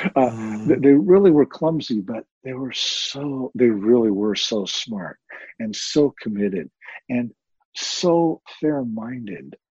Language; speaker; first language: English; native; English